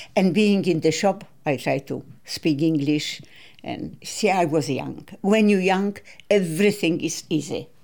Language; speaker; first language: English; non-native, learner; Polish